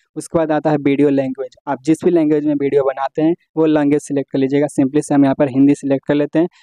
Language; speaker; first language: Hindi; native; Hindi